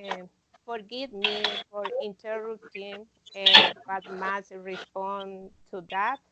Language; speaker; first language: English; non-native, learner; Spanish